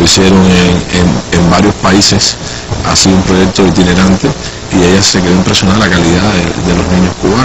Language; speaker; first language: Spanish; native; Spanish